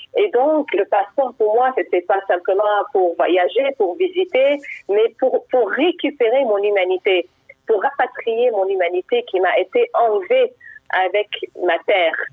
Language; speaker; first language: French; non-native, fluent; Arabic